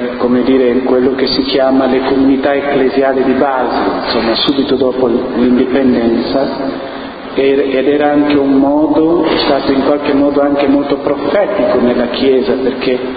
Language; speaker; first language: Italian; non-native, fluent; Upper Guinea Crioulo